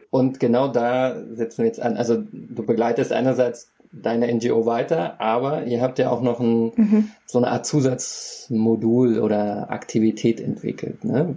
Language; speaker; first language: German; native; German